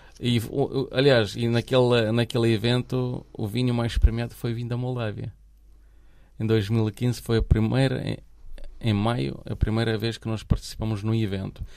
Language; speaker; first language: Portuguese; non-native, fluent; Romanian